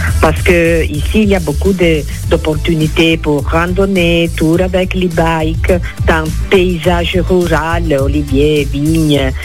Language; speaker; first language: French; non-native, fluent; Italian